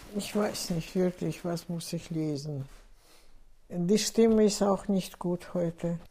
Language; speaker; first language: German; non-native, fluent; Russian